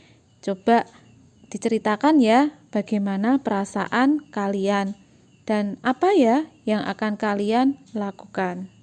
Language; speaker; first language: Indonesian; native; Indonesian